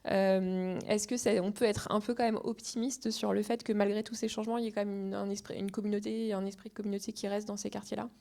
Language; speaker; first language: French; native; French